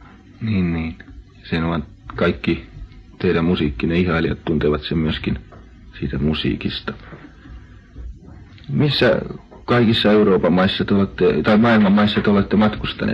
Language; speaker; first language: Finnish; native; Finnish